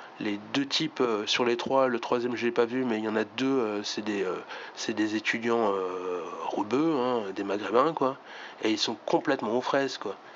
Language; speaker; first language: French; native; French